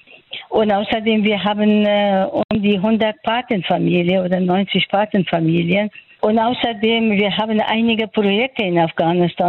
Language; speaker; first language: German; non-native, fluent; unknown